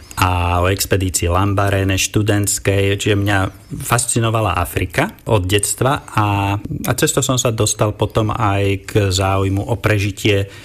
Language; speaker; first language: Slovak; native; Slovak